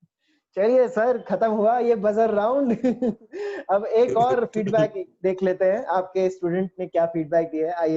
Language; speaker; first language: Hindi; native; Hindi